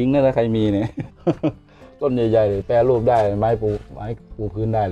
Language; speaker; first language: Thai; native; Thai